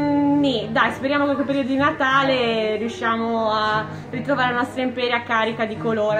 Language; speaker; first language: Italian; native; Italian